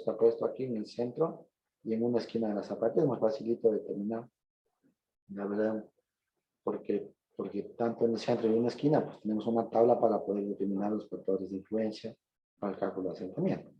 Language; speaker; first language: Spanish; native; Spanish